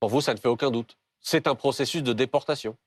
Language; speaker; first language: French; native; French